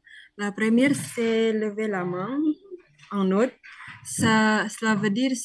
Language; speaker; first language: French; non-native, learner; Indonesian